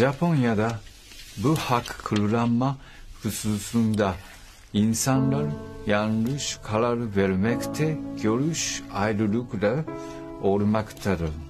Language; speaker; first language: Turkish; non-native, learner; Japanese